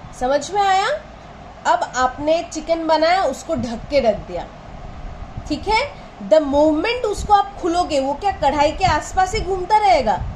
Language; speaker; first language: Hindi; non-native, local second language; Bangla